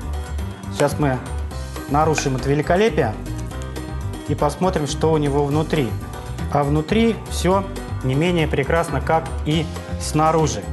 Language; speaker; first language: Russian; native; Russian